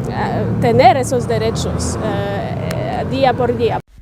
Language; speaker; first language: Spanish; non-native, fluent; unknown